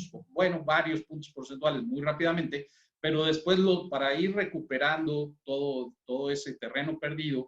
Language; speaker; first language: Spanish; native; Spanish